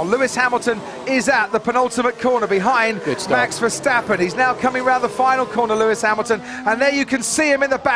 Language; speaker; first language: English; native; English